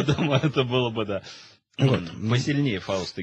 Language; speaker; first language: Russian; native; Russian